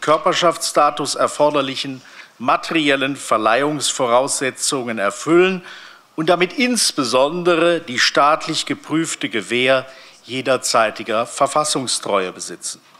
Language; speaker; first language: German; native; German